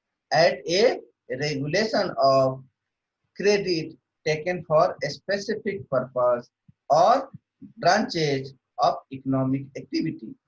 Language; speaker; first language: English; non-native, local second language; Hindi